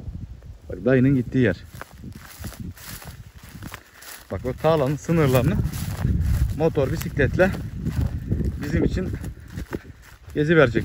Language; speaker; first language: Turkish; native; Turkish